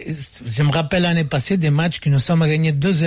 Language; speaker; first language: French; non-native, fluent; Portuguese